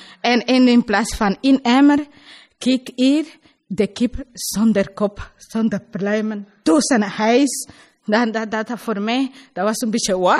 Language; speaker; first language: Dutch; non-native, learner; Spanish